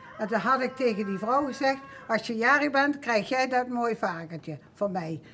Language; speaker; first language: Dutch; native; Dutch